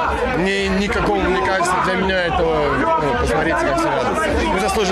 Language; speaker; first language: Russian; native; Russian